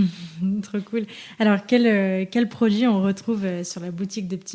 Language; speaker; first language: French; native; French